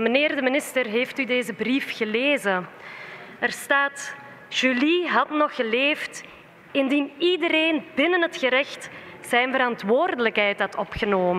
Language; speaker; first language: Dutch; native; Dutch